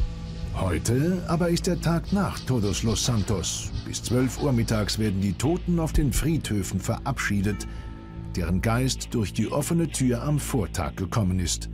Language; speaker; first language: German; native; German